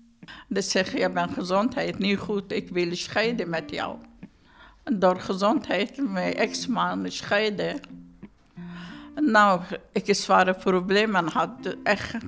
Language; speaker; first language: Dutch; non-native, learner; Turkish